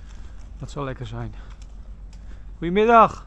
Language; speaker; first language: Dutch; native; Dutch